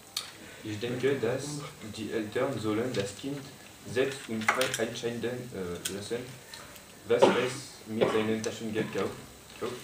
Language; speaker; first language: German; non-native, learner; French